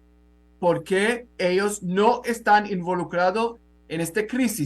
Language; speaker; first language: Spanish; non-native, fluent; Hebrew